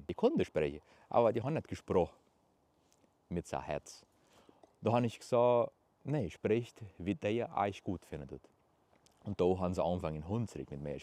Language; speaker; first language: German; early bilingual, heritage; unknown